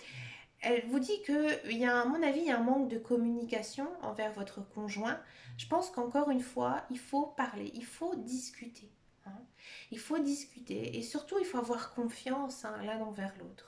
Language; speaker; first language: French; native; French